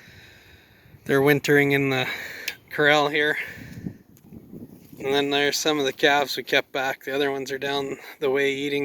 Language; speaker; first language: English; native; English